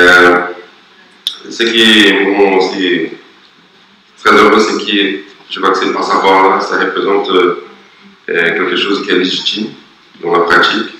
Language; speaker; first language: French; non-native, fluent; Portuguese